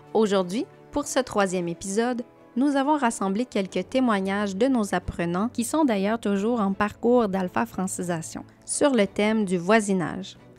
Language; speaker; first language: French; native; French